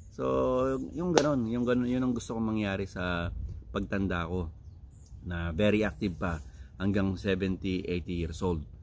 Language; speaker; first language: Filipino; non-native, local second language; Iloko